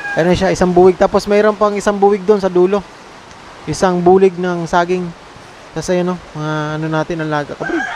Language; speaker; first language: Filipino; native; Filipino